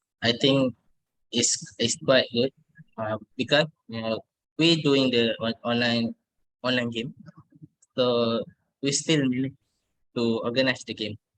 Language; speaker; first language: English; non-native, learner; Malay